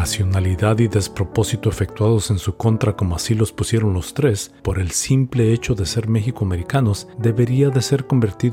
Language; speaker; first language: Spanish; native; Spanish